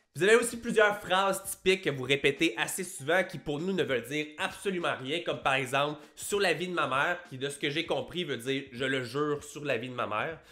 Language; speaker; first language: French; native; French